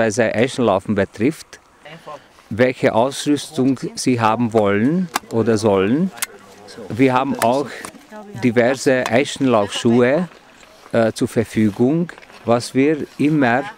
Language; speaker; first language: German; non-native, fluent; Hungarian